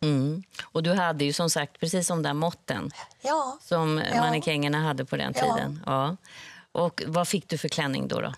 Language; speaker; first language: Swedish; native; Swedish